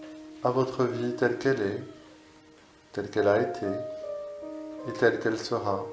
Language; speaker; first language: French; native; French